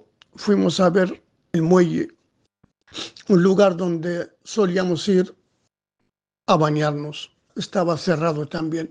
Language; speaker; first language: Spanish; non-native, local second language; Arabic